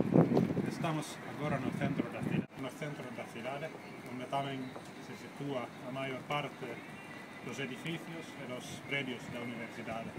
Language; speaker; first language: Galician; non-native, fluent; Finnish